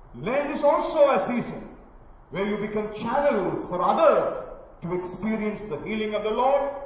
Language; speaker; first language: English; non-native, local second language; Malayalam